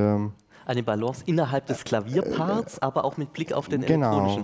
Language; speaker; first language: German; native; German